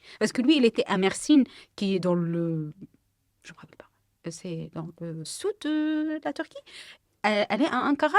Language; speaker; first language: French; non-native, fluent; Arabic